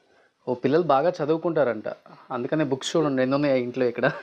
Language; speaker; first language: Telugu; native; Telugu